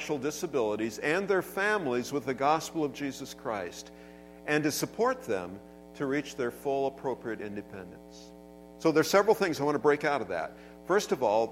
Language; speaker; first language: English; native; English